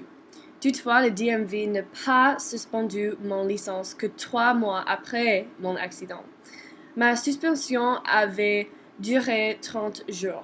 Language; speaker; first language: French; non-native, learner; English